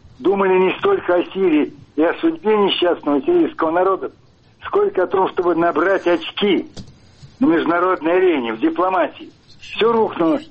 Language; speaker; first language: Russian; native; Russian